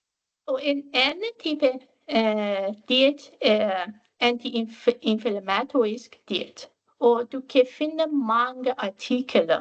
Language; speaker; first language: Danish; non-native, fluent; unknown